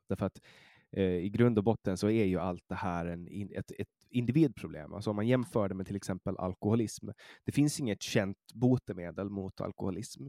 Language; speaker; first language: Swedish; native; Swedish